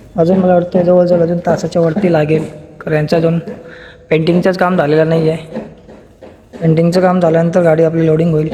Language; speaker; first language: Marathi; non-native, local second language; Kannada